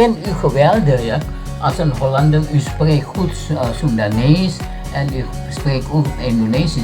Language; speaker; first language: Dutch; non-native, fluent; Indonesian